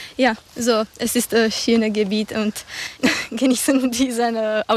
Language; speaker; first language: German; non-native, learner; Czech